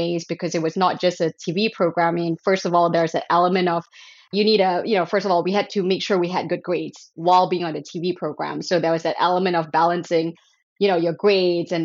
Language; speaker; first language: English; non-native, local second language; Chinese